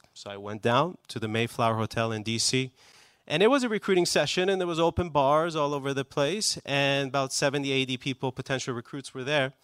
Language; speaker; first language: English; non-native, fluent; Persian